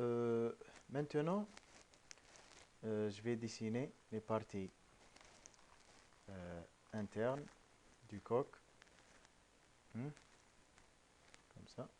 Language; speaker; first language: French; non-native, local second language; Arabic